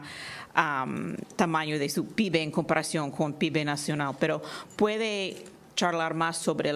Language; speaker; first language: Spanish; non-native, fluent; English